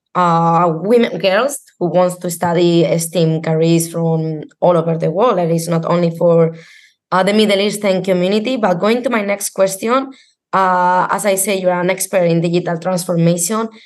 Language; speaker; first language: English; non-native, fluent; Spanish